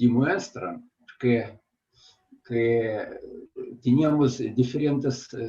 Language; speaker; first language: Spanish; non-native, fluent; Russian